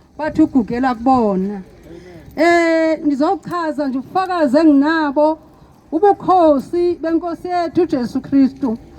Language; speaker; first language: Zulu; non-native, local second language; Xhosa